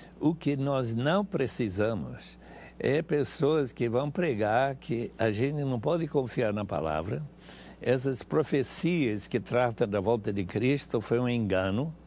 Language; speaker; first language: Portuguese; non-native, fluent; English